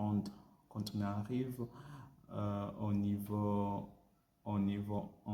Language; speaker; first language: French; non-native, learner; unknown